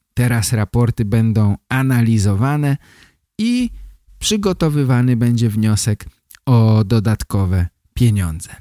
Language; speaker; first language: Polish; native; Polish